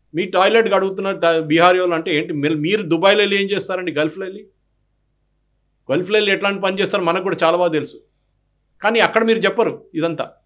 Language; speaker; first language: Telugu; non-native, fluent; Malayalam